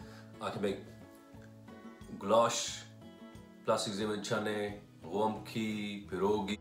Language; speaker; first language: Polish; non-native, learner; Punjabi